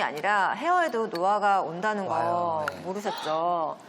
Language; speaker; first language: Korean; native; Korean